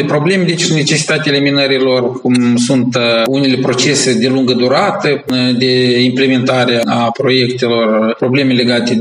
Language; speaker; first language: Romanian; native; Romanian